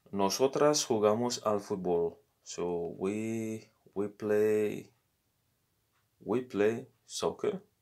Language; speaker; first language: Spanish; non-native, learner; Morisyen